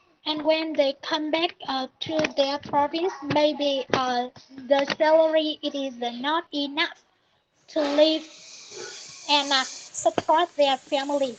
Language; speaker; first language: English; non-native, learner; Vietnamese